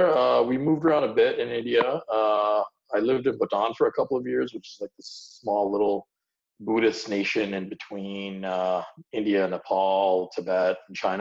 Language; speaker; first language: English; early bilingual, other home language; Hindi